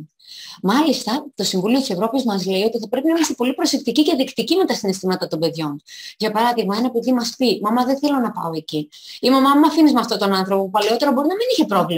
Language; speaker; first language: Greek; native; Greek